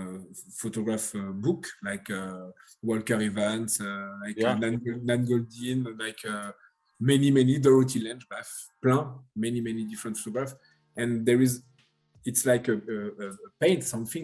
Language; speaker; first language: English; non-native, learner; French